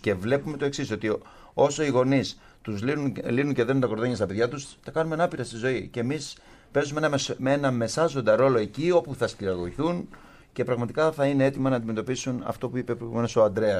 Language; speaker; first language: Greek; native; Greek